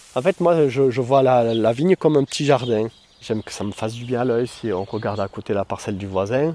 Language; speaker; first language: French; native; French